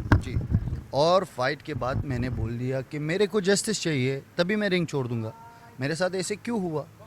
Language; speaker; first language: Hindi; non-native, fluent; Persian